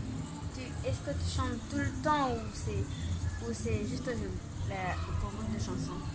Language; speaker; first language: French; non-native, local second language; Comorian